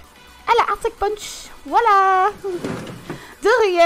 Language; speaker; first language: French; non-native, learner; English